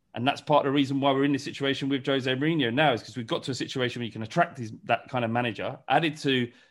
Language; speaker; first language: English; native; English